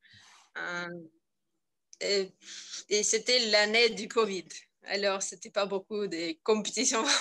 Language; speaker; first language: French; non-native, learner; Russian